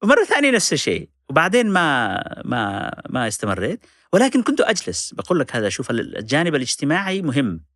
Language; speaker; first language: Arabic; non-native, fluent; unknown